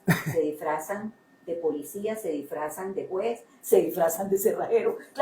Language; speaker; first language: Spanish; native; Spanish